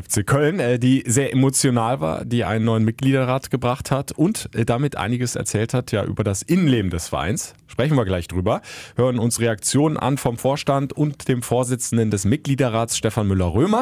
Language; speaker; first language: German; native; German